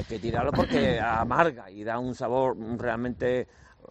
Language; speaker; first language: Spanish; native; Spanish